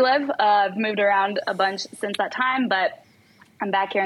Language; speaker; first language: English; native; English